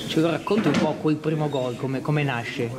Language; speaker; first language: Italian; native; Italian